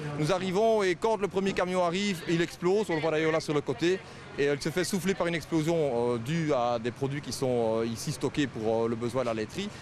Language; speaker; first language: French; native; French